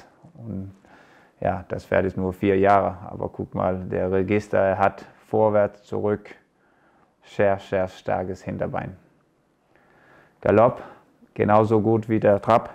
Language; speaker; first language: German; non-native, fluent; Danish